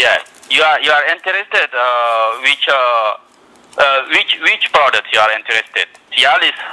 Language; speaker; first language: English; non-native, fluent; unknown